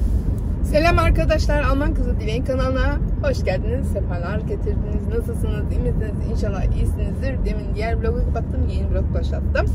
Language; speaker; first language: Turkish; early bilingual, heritage; Turkish